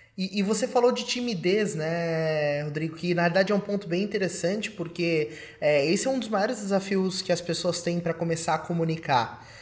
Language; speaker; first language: Portuguese; native; Portuguese